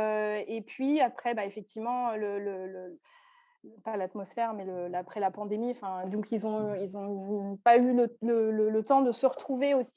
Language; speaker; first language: French; native; French